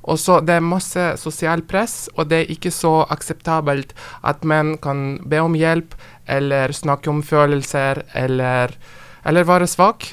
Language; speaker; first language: Norwegian; non-native, fluent; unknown